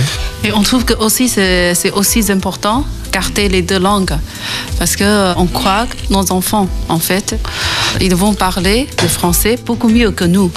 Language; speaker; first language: French; non-native, learner; Chinese